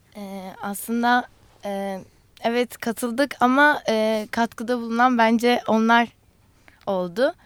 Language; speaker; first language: Turkish; non-native, local second language; Kurdish